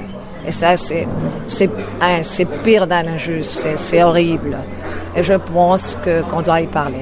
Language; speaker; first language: French; non-native, fluent; Spanish